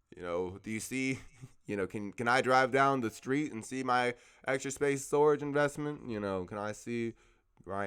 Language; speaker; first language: English; native; English